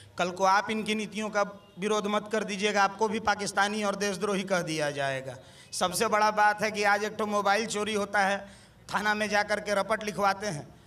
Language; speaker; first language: Hindi; native; Hindi